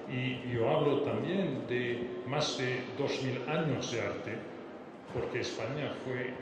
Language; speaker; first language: Spanish; non-native, fluent; French